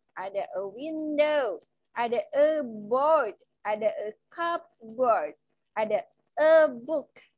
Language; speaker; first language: English; non-native, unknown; Indonesian